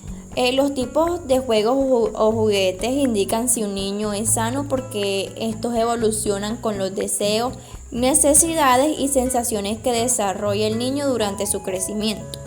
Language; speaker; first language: Spanish; native; Spanish